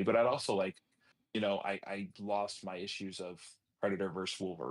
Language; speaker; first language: English; native; English